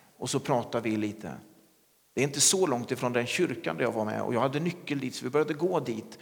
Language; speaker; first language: Swedish; native; Swedish